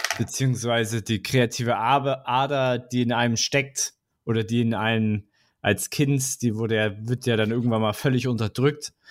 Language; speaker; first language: German; native; German